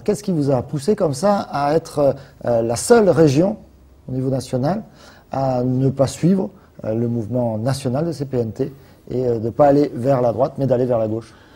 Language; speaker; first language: French; native; French